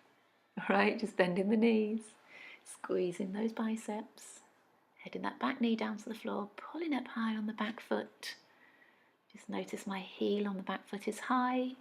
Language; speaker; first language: English; native; English